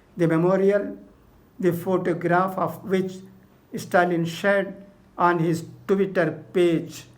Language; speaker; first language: English; non-native, local second language; Urdu